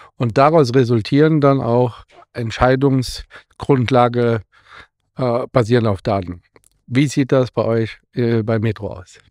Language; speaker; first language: German; native; German